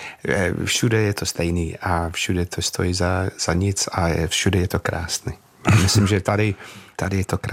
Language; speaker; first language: Czech; non-native, fluent; English